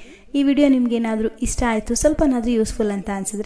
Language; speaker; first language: Kannada; native; Kannada